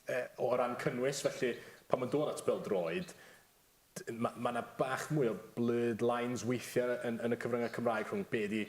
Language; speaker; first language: Welsh; native; Welsh